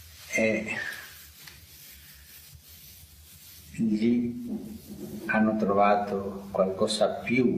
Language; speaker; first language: Italian; non-native, fluent; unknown